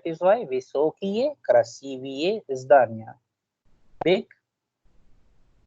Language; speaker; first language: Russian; non-native, fluent; Hindi